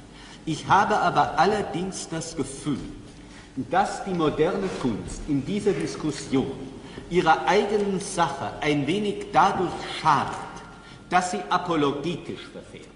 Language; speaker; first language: German; native; German